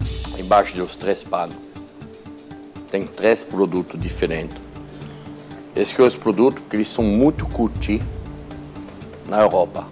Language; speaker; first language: Portuguese; non-native, fluent; French